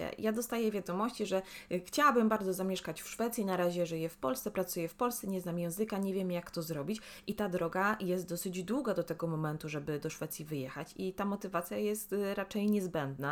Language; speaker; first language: Polish; native; Polish